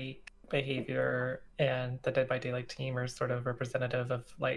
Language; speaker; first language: English; native; English